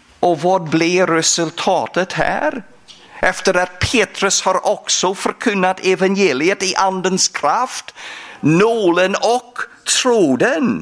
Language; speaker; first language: Swedish; non-native, fluent; English